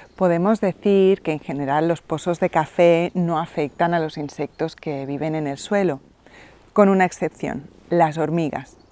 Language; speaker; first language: Spanish; native; Spanish